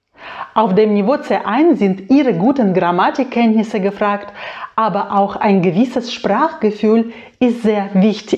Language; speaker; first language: German; non-native, fluent; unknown